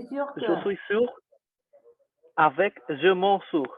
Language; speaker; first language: French; non-native, learner; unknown